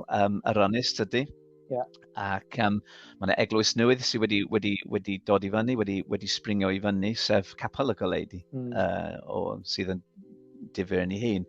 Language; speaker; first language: Welsh; non-native, fluent; English